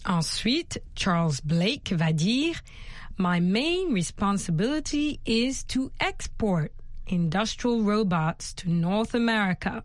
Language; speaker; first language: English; non-native, fluent; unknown